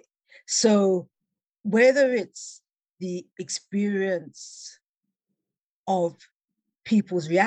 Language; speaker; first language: English; native; English